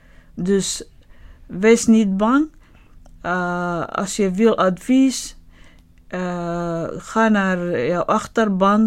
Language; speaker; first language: Dutch; non-native, learner; Arabic